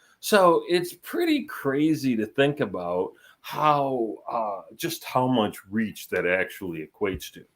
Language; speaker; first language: English; native; English